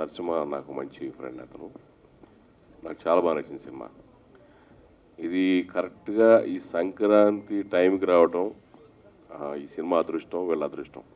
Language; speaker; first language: Telugu; native; Telugu